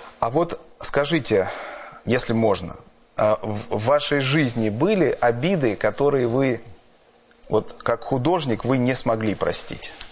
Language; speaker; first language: Russian; native; Russian